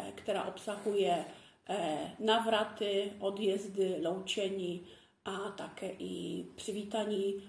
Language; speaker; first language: Czech; non-native, fluent; Polish